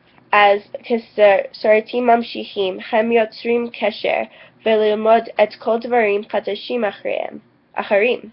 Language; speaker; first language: Hebrew; non-native, learner; English